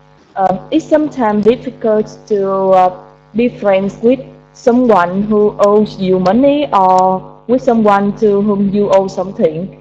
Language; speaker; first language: English; non-native, learner; Vietnamese